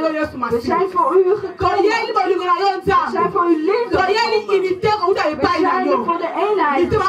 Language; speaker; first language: Dutch; non-native, fluent; Lingala